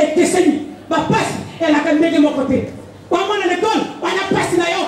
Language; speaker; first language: French; non-native, local second language; Lingala